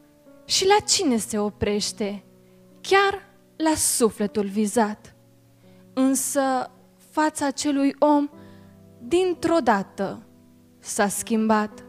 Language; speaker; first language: Romanian; native; Romanian